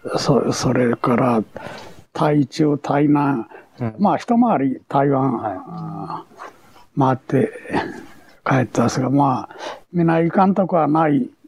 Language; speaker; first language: Japanese; native; Japanese